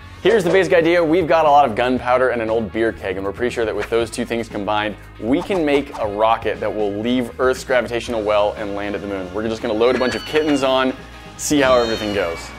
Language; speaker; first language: English; native; English